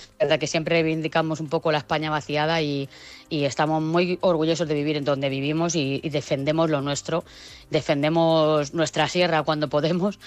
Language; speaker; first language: Spanish; native; Spanish